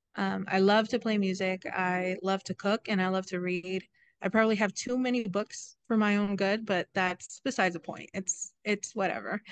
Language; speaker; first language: English; native; English